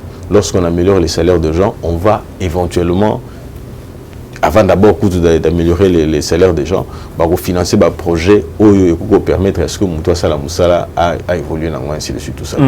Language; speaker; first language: French; non-native, local second language; Lingala